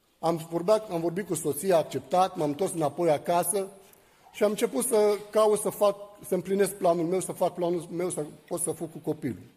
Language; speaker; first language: Romanian; non-native, fluent; Arabic